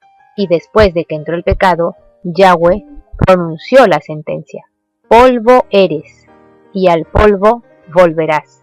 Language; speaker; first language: Spanish; native; Spanish